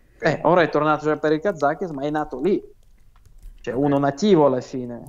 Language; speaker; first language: Italian; non-native, fluent; Russian